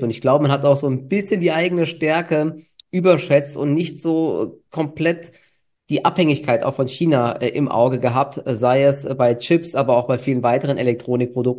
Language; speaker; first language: German; native; German